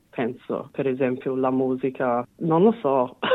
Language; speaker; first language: Italian; non-native, fluent; English